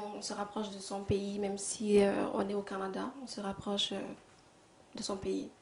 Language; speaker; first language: French; early bilingual, other home language; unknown